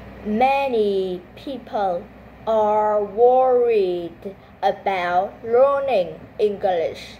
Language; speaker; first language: English; non-native, learner; Vietnamese